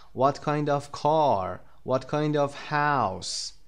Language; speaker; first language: English; non-native, fluent; Persian